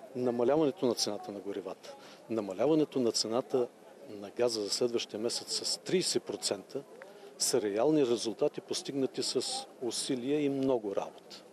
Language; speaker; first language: Bulgarian; native; Bulgarian